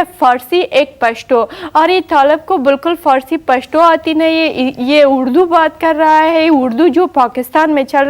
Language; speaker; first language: Hindi; non-native, learner; Persian